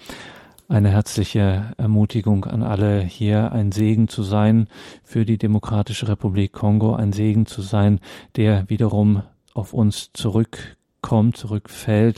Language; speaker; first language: German; native; German